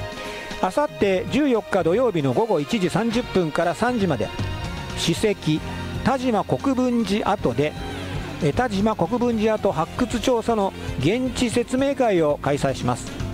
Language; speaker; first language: Japanese; native; Japanese